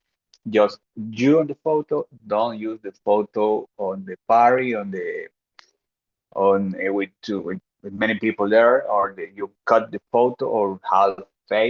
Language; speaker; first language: English; non-native, fluent; Spanish